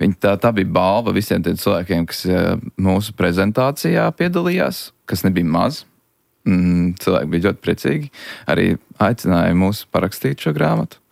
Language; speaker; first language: Latvian; native; Latvian